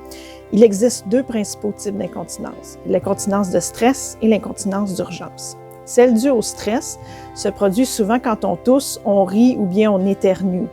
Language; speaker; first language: French; native; French